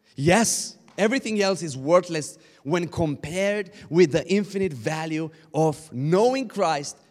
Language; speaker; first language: English; non-native, fluent; Romanian